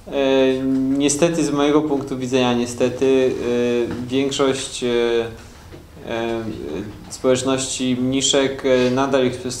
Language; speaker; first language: Polish; native; Polish